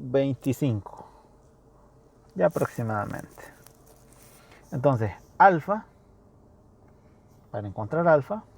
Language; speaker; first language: Spanish; native; Spanish